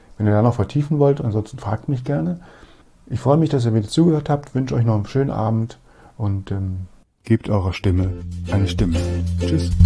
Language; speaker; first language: German; native; German